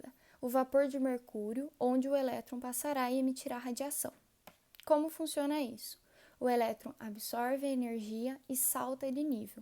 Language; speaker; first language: Portuguese; native; Portuguese